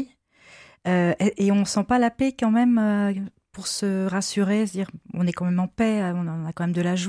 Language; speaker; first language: French; native; French